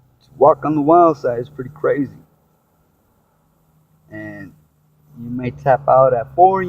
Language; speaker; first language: English; native; English